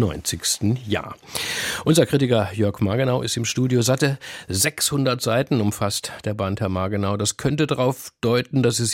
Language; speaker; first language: German; native; German